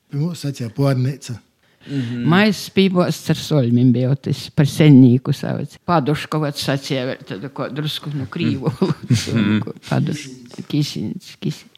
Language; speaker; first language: Latvian; native; Latvian